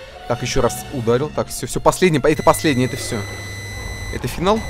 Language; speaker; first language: Russian; native; Russian